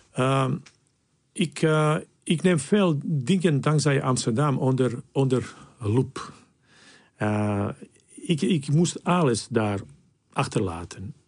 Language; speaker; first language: Dutch; non-native, fluent; Bosnian